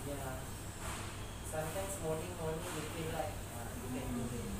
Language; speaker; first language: English; non-native, learner; Filipino